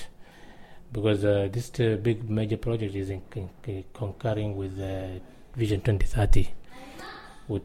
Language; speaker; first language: English; non-native, local second language; Swahili